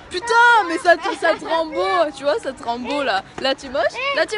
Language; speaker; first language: French; native; French